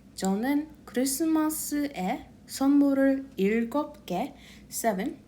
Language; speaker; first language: Korean; non-native, learner; English